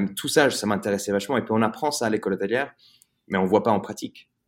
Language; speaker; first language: French; early bilingual, heritage; French